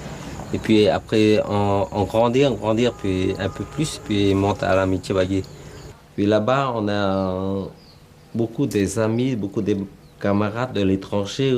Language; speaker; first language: French; non-native, local second language; Vietnamese